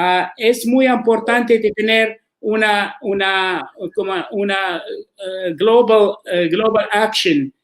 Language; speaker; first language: Spanish; non-native, learner; Arabic